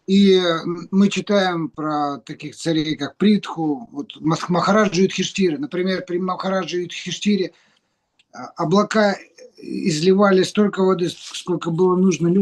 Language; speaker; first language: Russian; native; Russian